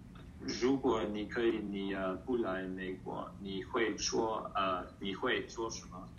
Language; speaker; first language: Chinese; early bilingual, heritage; English